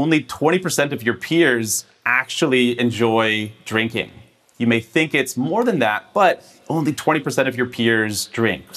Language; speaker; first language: English; native; English